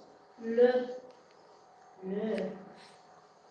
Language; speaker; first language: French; non-native, learner; Turkish